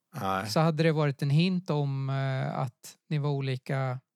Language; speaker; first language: Swedish; native; Swedish